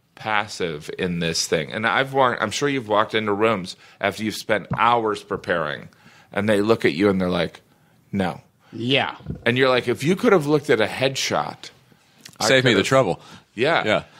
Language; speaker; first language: English; native; English